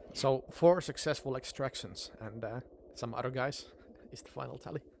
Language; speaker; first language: English; non-native, fluent; Finnish